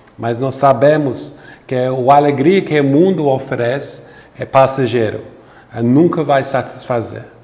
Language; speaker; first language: Portuguese; non-native, fluent; English